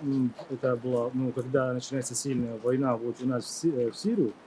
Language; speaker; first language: Russian; non-native, fluent; Arabic